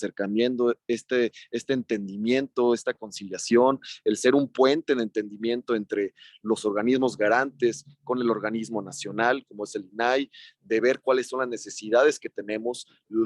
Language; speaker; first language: Spanish; native; Spanish